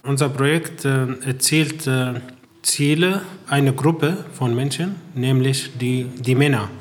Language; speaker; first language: German; non-native, fluent; Arabic